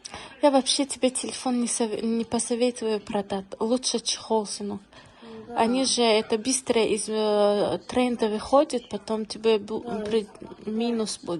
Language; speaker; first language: Russian; non-native, local second language; Tajik